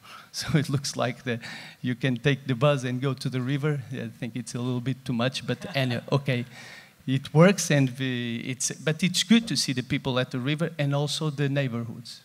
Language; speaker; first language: English; non-native, fluent; Portuguese